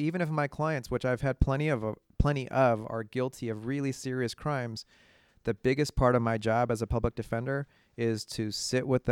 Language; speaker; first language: English; native; English